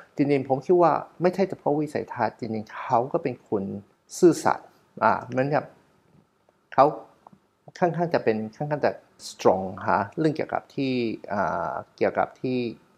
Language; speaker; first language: Thai; non-native, fluent; Chinese